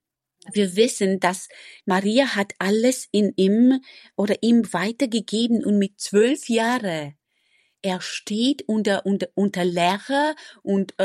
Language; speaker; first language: German; non-native, fluent; Romanian